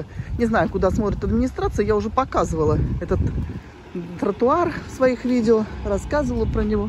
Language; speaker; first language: Russian; native; Russian